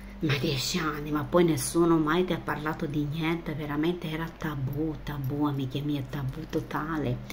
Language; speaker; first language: Italian; non-native, fluent; Romanian